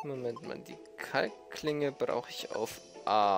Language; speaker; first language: German; native; German